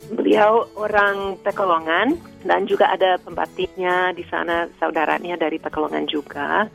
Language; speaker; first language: Indonesian; non-native, fluent; English